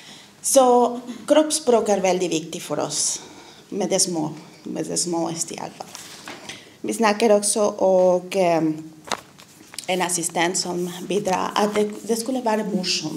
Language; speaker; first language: Norwegian; non-native, learner; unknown